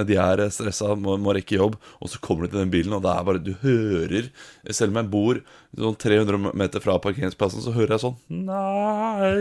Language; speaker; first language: Norwegian; native; Norwegian